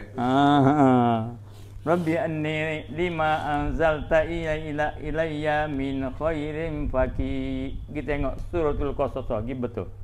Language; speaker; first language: Malay; native; Malay